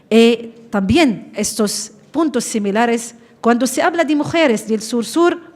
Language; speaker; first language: Spanish; non-native, fluent; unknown